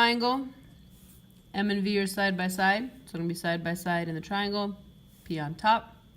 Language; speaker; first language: English; native; English